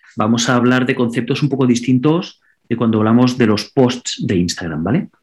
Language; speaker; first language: Spanish; non-native, local second language; Catalan